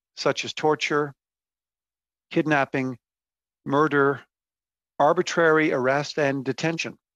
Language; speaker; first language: English; native; English